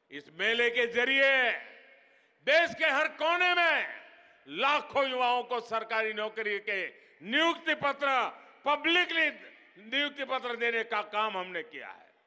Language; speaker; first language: Hindi; non-native, local second language; Gujarati